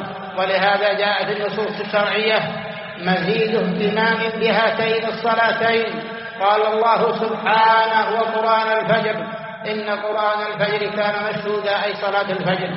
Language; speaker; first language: Arabic; native; Arabic